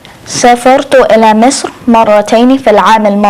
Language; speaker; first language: Arabic; non-native, learner; English